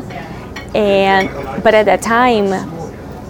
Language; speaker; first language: English; non-native, fluent; Portuguese